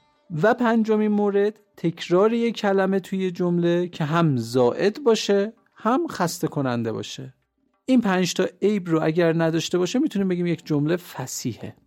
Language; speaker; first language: Persian; native; Persian